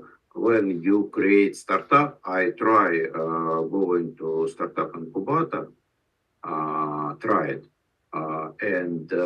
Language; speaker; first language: English; non-native, learner; Russian